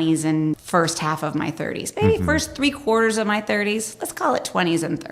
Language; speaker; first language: English; native; English